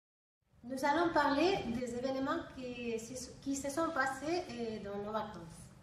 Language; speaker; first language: French; non-native, learner; Spanish